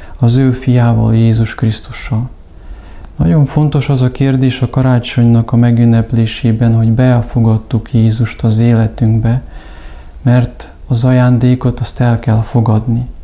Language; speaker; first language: Hungarian; non-native, local second language; Ukrainian